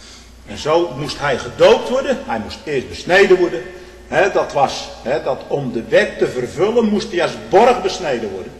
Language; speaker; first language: Dutch; native; Dutch